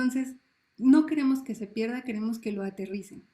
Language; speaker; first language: Spanish; native; Spanish